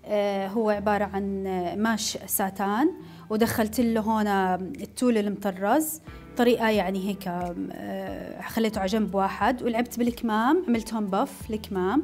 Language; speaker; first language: Arabic; native; Arabic